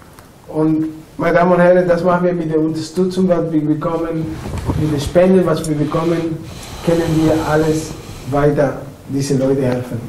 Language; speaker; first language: German; non-native, fluent; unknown